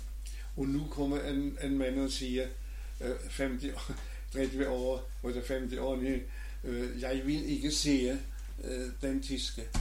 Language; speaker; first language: Danish; non-native, learner; German